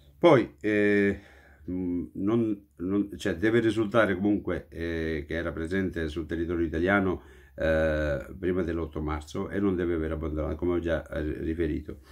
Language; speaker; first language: Italian; non-native, fluent; Urdu